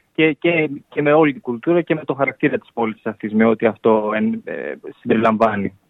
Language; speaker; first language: Greek; native; Greek